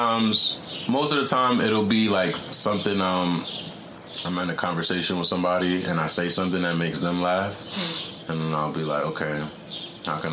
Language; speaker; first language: English; native; English